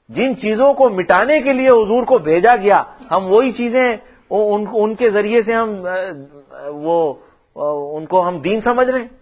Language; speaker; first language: Urdu; non-native, local second language; Punjabi